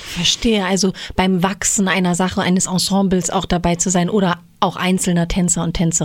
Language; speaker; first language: German; native; German